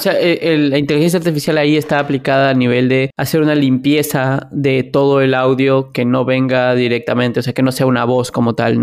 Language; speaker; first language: Spanish; native; Spanish